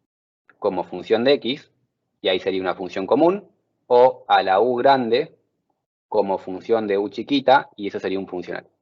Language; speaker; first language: Spanish; native; Spanish